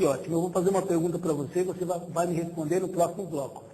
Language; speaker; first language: Portuguese; native; Portuguese